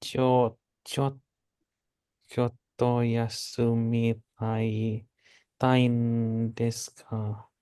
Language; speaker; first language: Japanese; non-native, learner; Indonesian